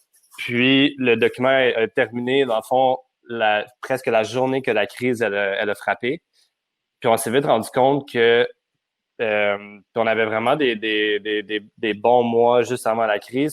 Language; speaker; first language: French; native; French